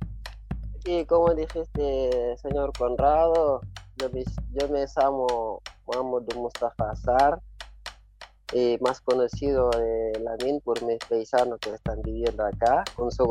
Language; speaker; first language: Spanish; non-native, learner; Wolof